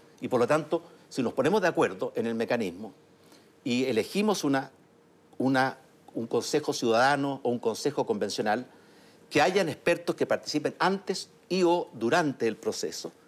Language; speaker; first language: Spanish; native; Spanish